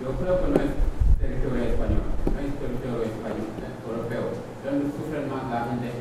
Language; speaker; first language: Spanish; non-native, fluent; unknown